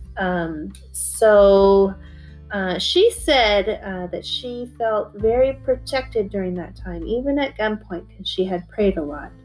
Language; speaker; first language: English; early bilingual, other home language; Korean